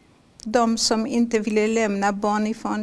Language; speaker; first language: Swedish; non-native, fluent; Polish